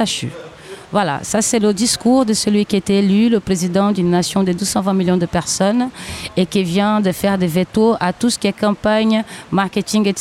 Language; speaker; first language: French; non-native, fluent; Portuguese